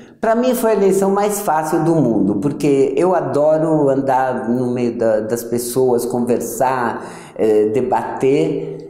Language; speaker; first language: Portuguese; early bilingual, other home language; Yiddish